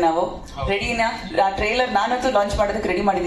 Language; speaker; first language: Kannada; native; Kannada